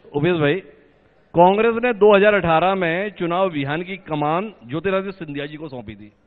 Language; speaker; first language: Hindi; native; Hindi